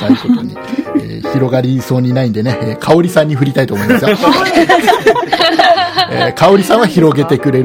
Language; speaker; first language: Japanese; native; Japanese